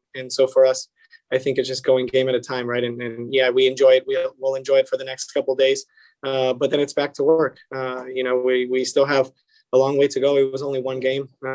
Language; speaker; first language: English; early bilingual, other home language; Spanish